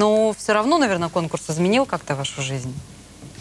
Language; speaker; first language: Russian; native; Russian